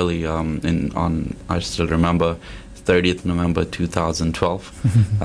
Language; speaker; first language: English; non-native, local second language; Punjabi